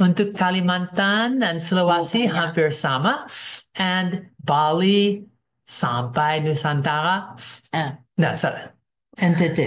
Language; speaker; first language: Indonesian; non-native, fluent; English